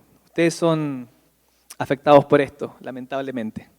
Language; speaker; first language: Spanish; native; Spanish